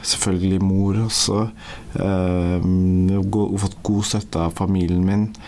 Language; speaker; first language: Norwegian; early bilingual, other home language; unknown